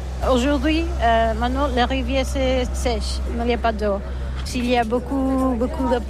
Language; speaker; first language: French; non-native, learner; Catalan